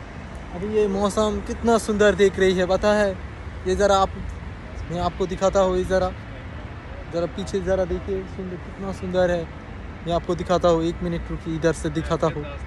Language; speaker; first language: Hindi; non-native, learner; Bangla